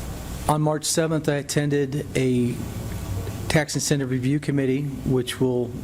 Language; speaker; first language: English; native; English